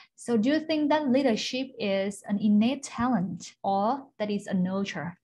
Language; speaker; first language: English; non-native, fluent; Vietnamese